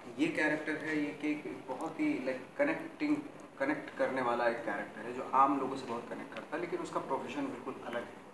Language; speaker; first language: Hindi; native; Hindi